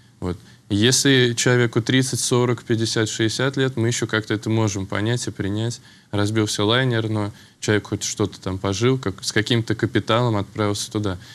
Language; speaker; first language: Russian; native; Russian